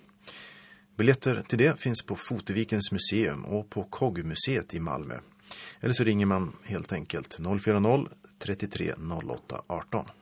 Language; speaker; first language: Swedish; native; Swedish